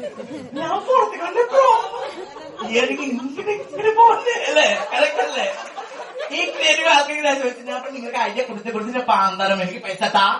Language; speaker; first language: Malayalam; non-native, fluent; Assamese